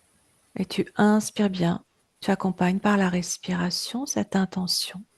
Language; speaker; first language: French; native; French